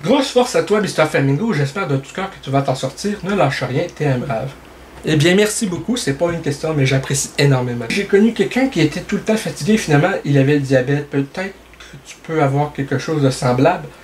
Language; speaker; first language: French; native; French